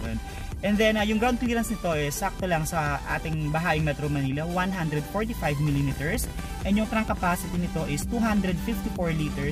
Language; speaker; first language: Filipino; native; Filipino